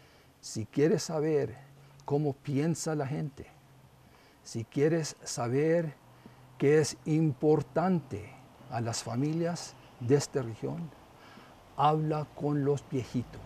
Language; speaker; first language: Spanish; non-native, local second language; English